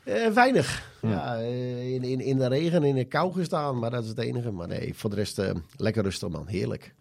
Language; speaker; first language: Dutch; native; Dutch